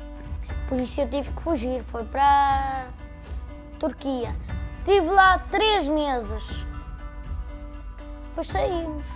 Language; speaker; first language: Portuguese; early bilingual, other home language; Arabic